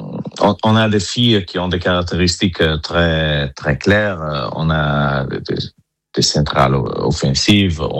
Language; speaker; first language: French; non-native, fluent; Italian